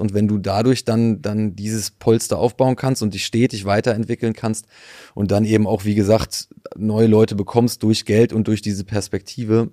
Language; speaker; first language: German; native; German